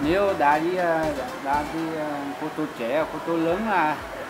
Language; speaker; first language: Vietnamese; non-native, learner; Portuguese